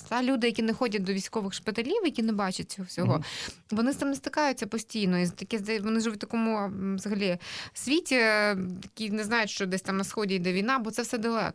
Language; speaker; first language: Ukrainian; native; Ukrainian